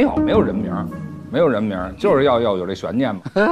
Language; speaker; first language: Chinese; native; Chinese